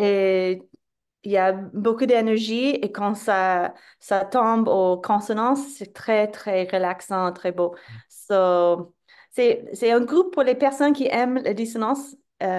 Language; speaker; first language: French; non-native, fluent; English